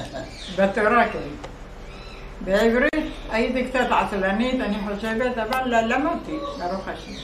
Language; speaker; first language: Hebrew; non-native, fluent; Arabic